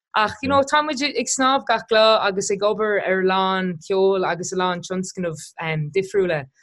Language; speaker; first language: Irish; non-native, local second language; English